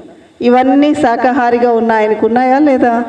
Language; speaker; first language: Telugu; native; Telugu